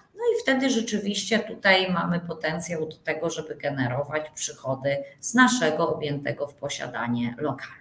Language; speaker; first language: Polish; native; Polish